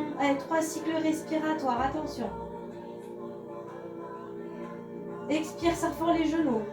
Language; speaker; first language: French; native; French